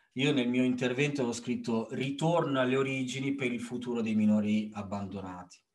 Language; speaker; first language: Italian; early bilingual, other home language; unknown